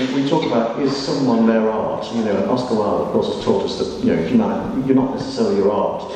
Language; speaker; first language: English; native; English